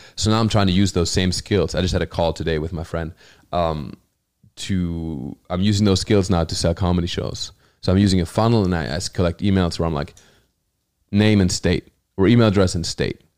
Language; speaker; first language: English; non-native, fluent; German